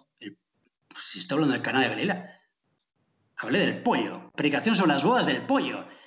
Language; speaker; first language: Spanish; native; Spanish